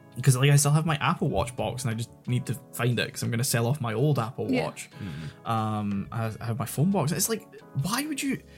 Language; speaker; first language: English; native; English